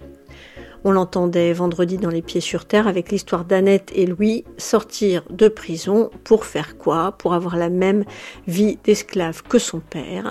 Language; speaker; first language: French; native; French